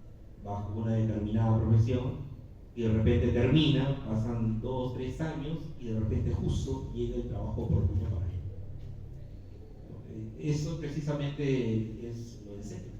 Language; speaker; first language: Spanish; native; Spanish